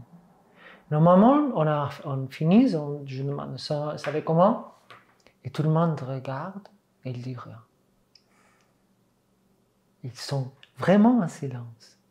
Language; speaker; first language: French; non-native, fluent; Catalan